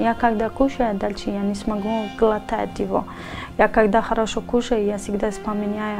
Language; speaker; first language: Russian; non-native, learner; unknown